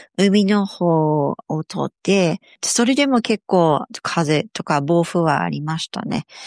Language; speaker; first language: Japanese; native; Japanese